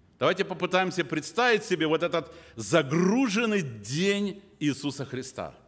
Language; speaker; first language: Russian; native; Russian